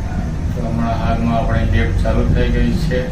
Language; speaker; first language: Gujarati; non-native, local second language; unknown